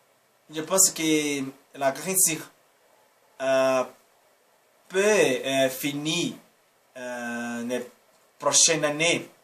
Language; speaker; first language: French; non-native, learner; Portuguese